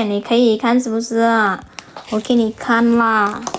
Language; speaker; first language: Chinese; non-native, learner; Indonesian